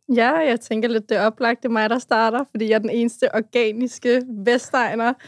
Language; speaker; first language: Danish; early bilingual, other home language; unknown